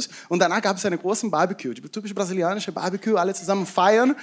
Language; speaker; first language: German; non-native, fluent; Portuguese